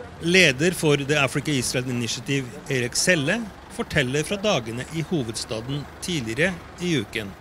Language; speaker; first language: Norwegian; native; Norwegian